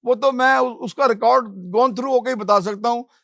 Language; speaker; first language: Hindi; non-native, local second language; Punjabi